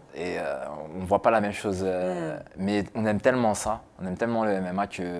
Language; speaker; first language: French; native; French